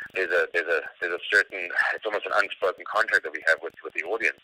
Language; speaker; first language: English; native; English